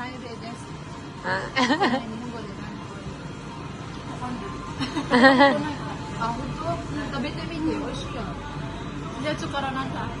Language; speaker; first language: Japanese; non-native, learner; Mizo